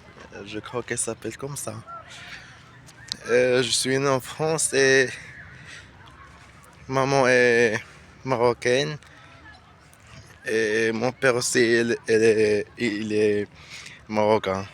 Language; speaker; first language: French; non-native, learner; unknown